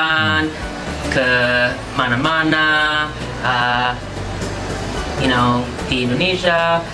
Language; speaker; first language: Indonesian; non-native, learner; English